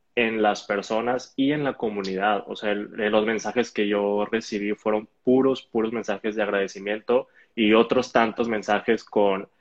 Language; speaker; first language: Spanish; native; Spanish